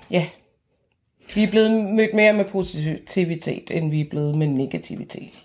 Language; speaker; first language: Danish; non-native, fluent; Persian